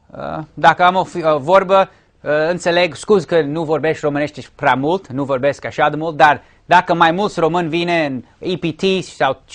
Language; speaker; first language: Romanian; early bilingual, heritage; English